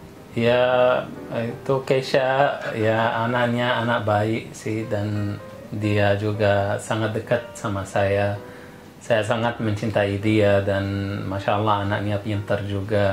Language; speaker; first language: Indonesian; non-native, fluent; Arabic